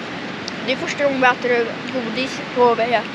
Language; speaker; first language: Swedish; native; Swedish